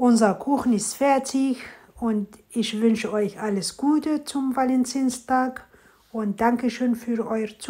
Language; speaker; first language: German; non-native, fluent; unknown